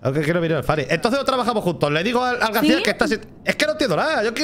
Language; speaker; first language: Spanish; native; Spanish